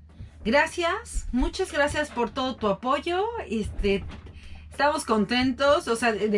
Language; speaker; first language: Spanish; native; Spanish